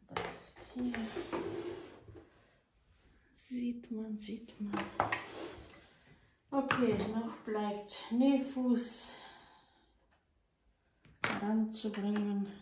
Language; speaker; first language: German; non-native, fluent; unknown